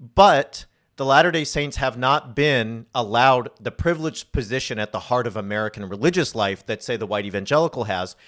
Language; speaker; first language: English; native; English